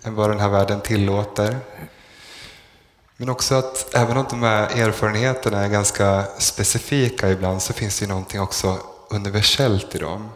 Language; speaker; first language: Swedish; native; Swedish